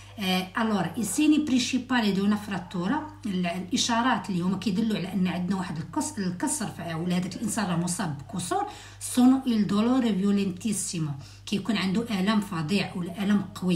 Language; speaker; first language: Arabic; native; Arabic